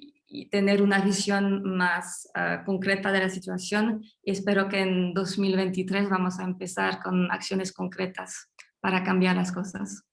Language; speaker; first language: Spanish; non-native, fluent; French